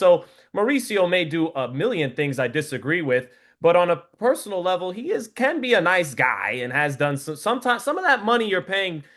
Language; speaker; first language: English; native; English